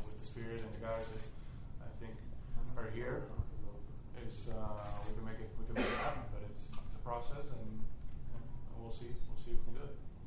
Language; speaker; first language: English; non-native, fluent; Spanish